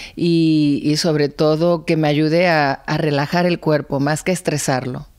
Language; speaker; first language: Spanish; native; Spanish